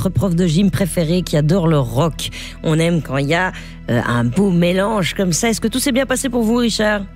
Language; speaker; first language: French; native; French